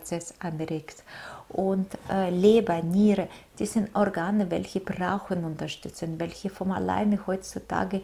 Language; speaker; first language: German; non-native, fluent; Russian